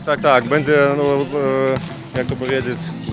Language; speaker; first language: Polish; early bilingual, heritage; Polish